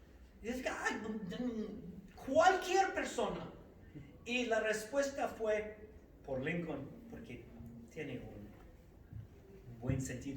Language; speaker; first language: Spanish; non-native, fluent; English